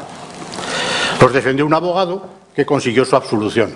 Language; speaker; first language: Spanish; native; Spanish